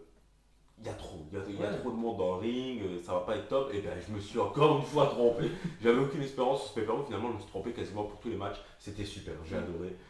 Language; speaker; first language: French; native; French